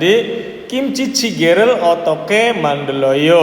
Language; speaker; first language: Korean; non-native, learner; Indonesian